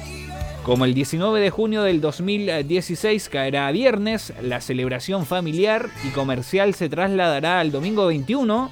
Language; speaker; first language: Spanish; native; Spanish